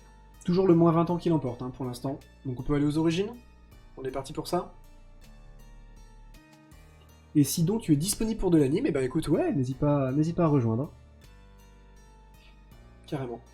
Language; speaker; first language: French; native; French